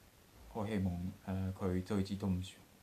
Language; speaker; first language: Chinese; non-native, learner; Japanese